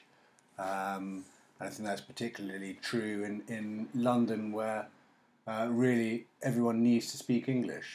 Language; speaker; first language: English; native; English